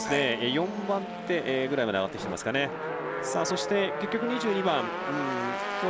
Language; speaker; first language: Japanese; native; Japanese